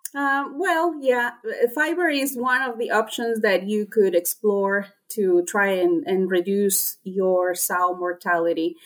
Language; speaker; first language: English; non-native, fluent; Spanish